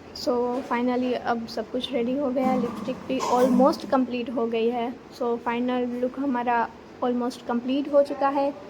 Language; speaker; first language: Hindi; non-native, local second language; Gujarati